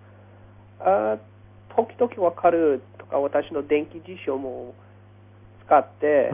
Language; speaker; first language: Japanese; non-native, learner; English